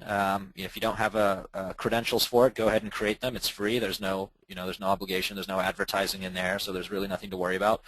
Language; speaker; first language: English; native; English